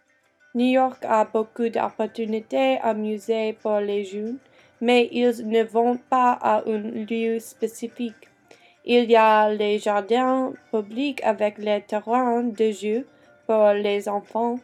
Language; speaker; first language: French; non-native, learner; English